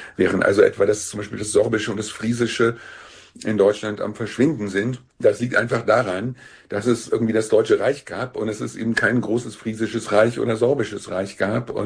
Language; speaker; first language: German; native; German